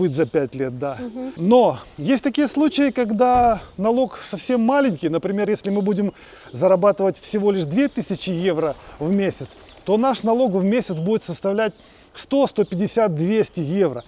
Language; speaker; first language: Russian; native; Russian